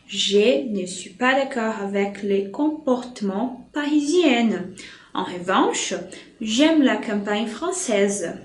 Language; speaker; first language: French; non-native, fluent; Portuguese